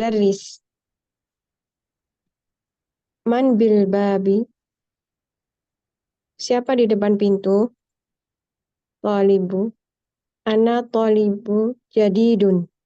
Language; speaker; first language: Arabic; non-native, learner; Indonesian